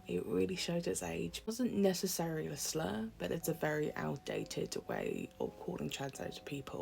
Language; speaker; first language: English; native; English